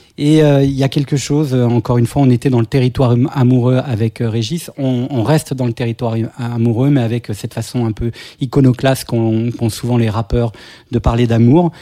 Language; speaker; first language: French; native; French